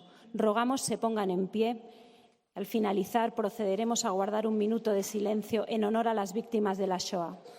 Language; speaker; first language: Spanish; native; Spanish